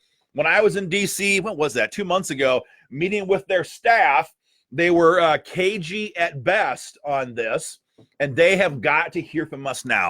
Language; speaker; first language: English; native; English